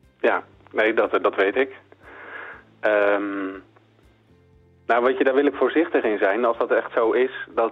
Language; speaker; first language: Dutch; native; Dutch